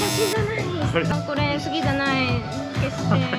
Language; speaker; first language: Japanese; non-native, learner; Vietnamese